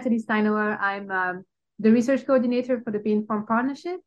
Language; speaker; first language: English; non-native, fluent; French